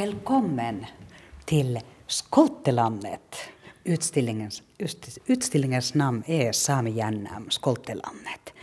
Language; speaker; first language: Norwegian; non-native, fluent; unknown